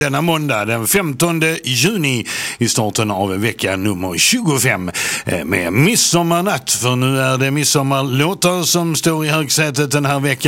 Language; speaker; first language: Swedish; native; Swedish